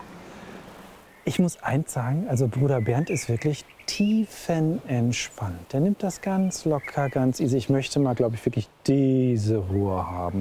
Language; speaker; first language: German; native; German